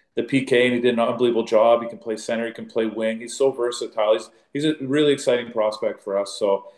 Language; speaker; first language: English; native; English